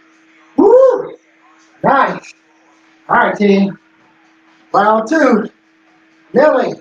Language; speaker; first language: English; native; English